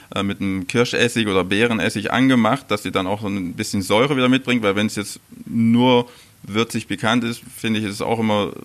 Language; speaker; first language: German; native; German